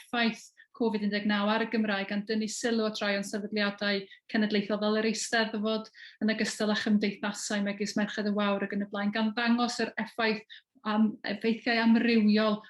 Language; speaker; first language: Welsh; native; Welsh